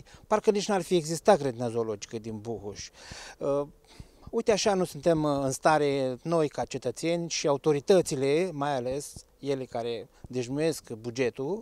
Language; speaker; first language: Romanian; native; Romanian